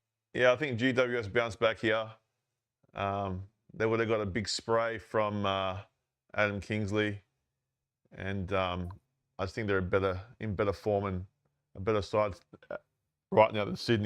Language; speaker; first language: English; native; English